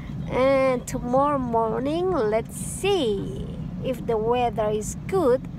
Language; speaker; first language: English; non-native, fluent; Indonesian